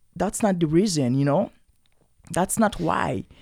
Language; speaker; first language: English; non-native, fluent; Haitian Creole